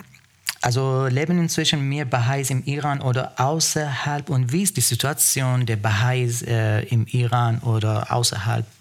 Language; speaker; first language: German; non-native, fluent; Persian